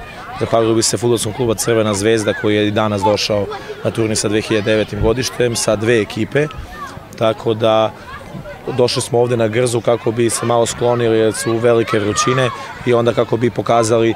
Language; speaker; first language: Serbian; native; Serbian